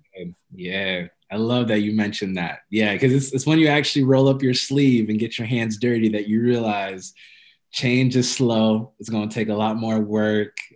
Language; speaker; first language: English; early bilingual, other home language; Amharic